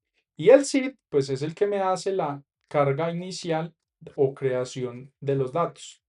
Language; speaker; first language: Spanish; native; Spanish